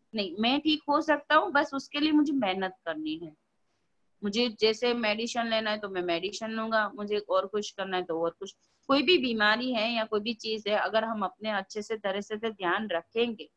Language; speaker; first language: Hindi; non-native, local second language; Gujarati